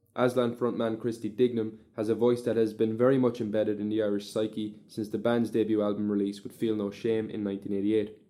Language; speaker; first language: English; native; English